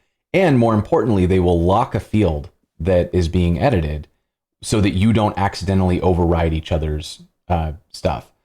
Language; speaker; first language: English; native; English